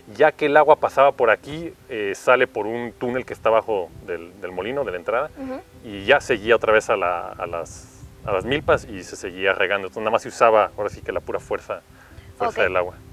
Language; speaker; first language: Spanish; native; Spanish